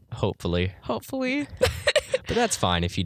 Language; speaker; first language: English; native; English